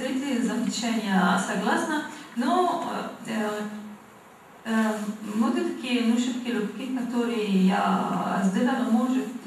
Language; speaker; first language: Russian; non-native, learner; Arabic